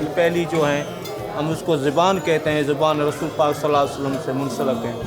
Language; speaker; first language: Urdu; non-native, local second language; Sindhi